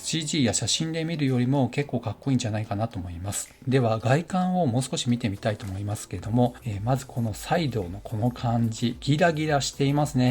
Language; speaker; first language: Japanese; native; Japanese